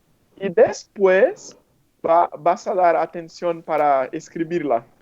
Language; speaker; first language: Spanish; non-native, fluent; Portuguese